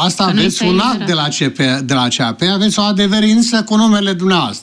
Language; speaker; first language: Romanian; native; Romanian